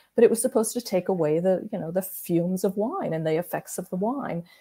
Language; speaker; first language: English; native; English